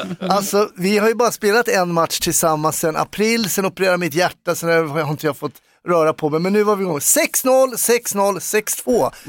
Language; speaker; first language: Swedish; native; Swedish